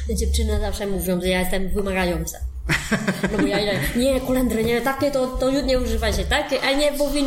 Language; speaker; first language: Polish; non-native, fluent; Vietnamese